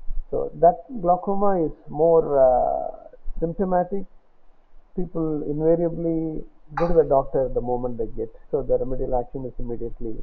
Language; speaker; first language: English; non-native, local second language; Tamil